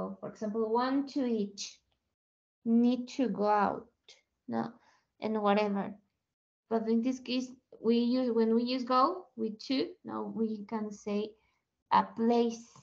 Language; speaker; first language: English; non-native, learner; Spanish